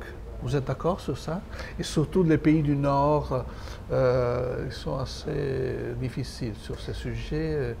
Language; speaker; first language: French; non-native, fluent; Italian